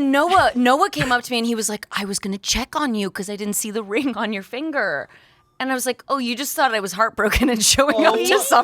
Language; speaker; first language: English; native; English